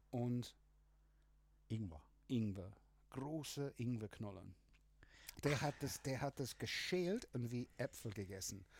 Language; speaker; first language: German; non-native, fluent; English